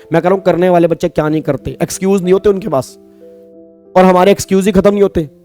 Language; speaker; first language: Hindi; native; Hindi